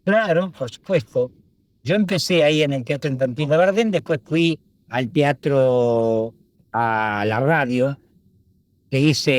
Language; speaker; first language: Spanish; early bilingual, other home language; Italian